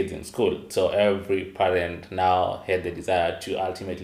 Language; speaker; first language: English; non-native, local second language; Kamba